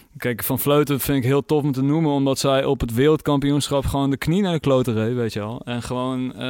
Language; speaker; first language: Dutch; native; Dutch